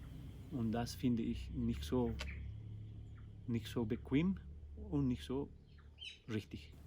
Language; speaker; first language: German; non-native, learner; Spanish